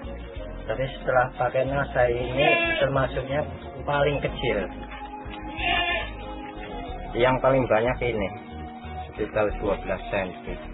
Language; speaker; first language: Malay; non-native, local second language; Javanese